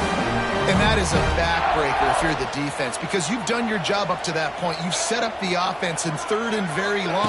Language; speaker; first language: English; native; English